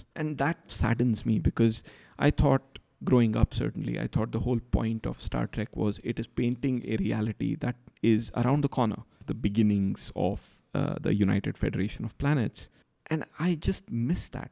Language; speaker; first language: English; non-native, local second language; Marathi